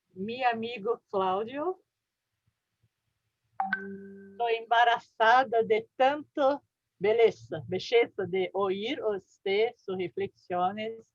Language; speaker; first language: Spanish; non-native, learner; Portuguese